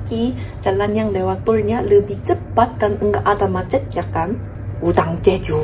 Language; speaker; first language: Indonesian; non-native, fluent; Korean